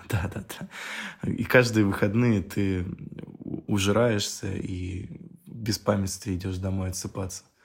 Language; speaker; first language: Russian; native; Russian